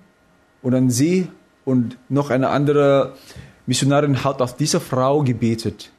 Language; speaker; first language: German; non-native, fluent; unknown